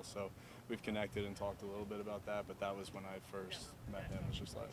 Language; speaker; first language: English; native; English